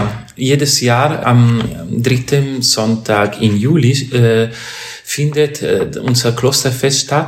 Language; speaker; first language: German; non-native, fluent; Italian